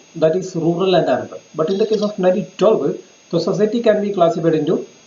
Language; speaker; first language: English; non-native, local second language; Malayalam